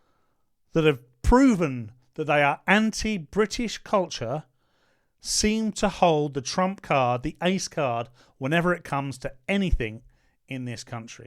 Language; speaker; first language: English; native; English